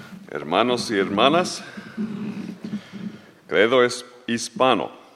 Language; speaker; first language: Spanish; native; Spanish